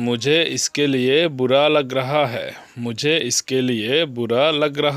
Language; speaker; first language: Hindi; non-native, learner; Bangla